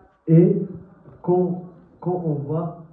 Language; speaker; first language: French; non-native, learner; Arabic